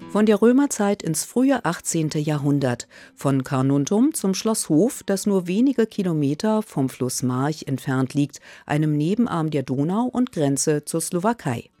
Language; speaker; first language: German; native; German